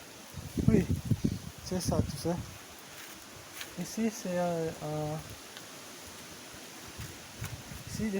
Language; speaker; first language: French; non-native, learner; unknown